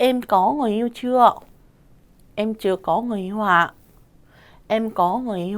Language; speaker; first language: Vietnamese; non-native, fluent; Korean